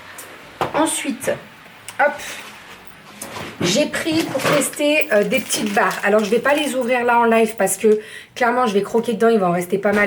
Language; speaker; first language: French; native; French